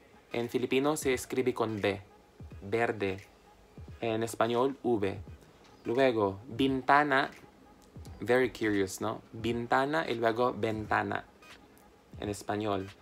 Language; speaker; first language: Spanish; non-native, fluent; Filipino